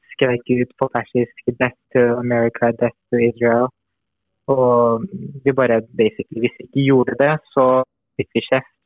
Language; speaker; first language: Norwegian; non-native, fluent; Persian